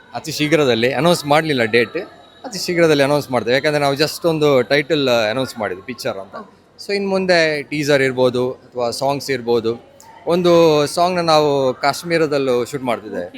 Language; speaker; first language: Kannada; non-native, local second language; Tulu